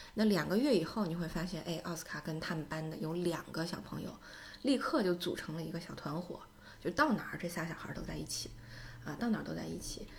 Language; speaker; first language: Chinese; native; Chinese